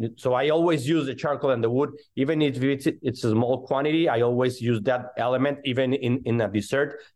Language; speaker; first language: English; non-native, fluent; Spanish